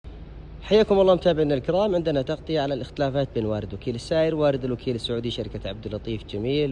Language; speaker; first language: Arabic; native; Arabic